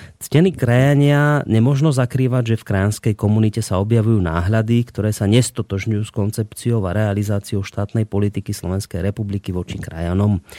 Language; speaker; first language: Slovak; native; Slovak